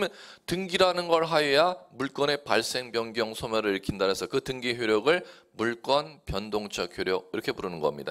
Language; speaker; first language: Korean; native; Korean